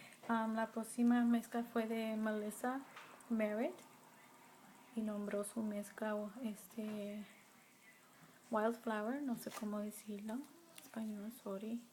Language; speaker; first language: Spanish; early bilingual, heritage; Spanish